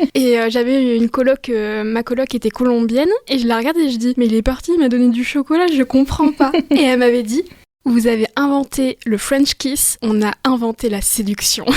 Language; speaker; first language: French; native; French